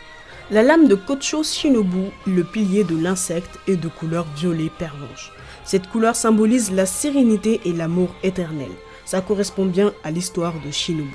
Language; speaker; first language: French; native; French